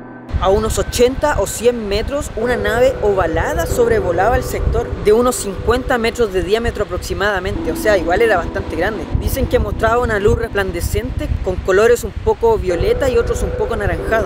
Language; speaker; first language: Spanish; native; Spanish